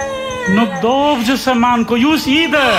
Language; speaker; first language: Polish; non-native, learner; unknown